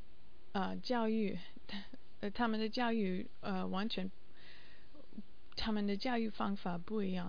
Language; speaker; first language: Chinese; non-native, learner; English